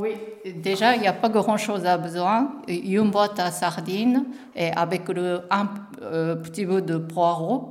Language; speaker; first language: French; non-native, learner; Japanese